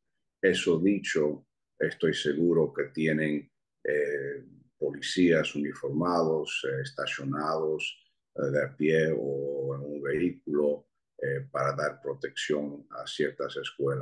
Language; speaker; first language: Spanish; early bilingual, heritage; Spanish